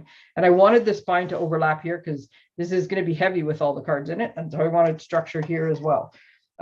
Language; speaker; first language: English; native; English